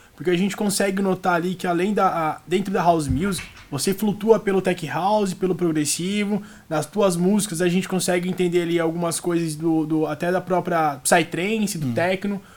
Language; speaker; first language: Portuguese; native; Portuguese